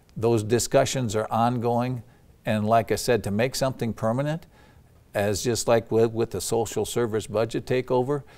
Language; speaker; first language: English; native; English